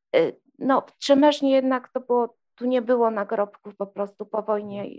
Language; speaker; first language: Polish; native; Polish